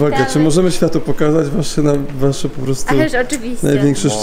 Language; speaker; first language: Polish; native; Polish